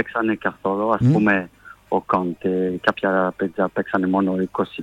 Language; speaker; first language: Greek; non-native, fluent; French